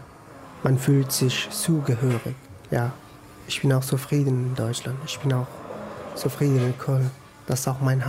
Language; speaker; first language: German; non-native, fluent; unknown